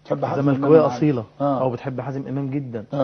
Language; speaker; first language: Arabic; native; Arabic